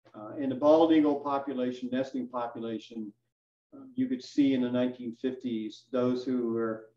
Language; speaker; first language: English; native; English